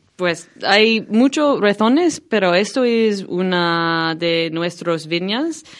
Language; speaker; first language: Spanish; non-native, learner; English